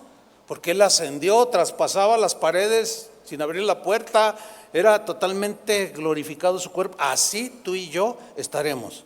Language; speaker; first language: Spanish; native; Spanish